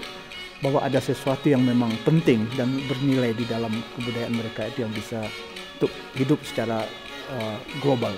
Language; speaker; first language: Indonesian; non-native, local second language; Minangkabau